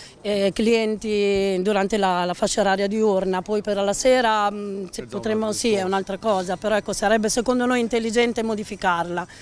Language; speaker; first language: Italian; native; Italian